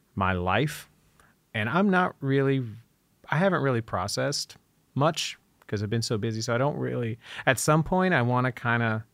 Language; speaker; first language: English; native; English